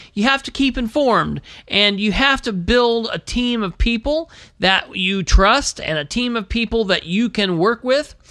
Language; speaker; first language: English; native; English